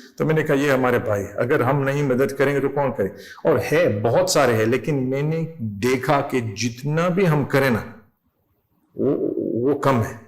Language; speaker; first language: Urdu; non-native, fluent; English